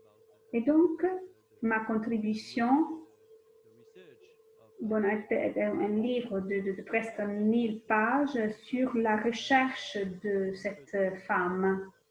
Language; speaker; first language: French; non-native, fluent; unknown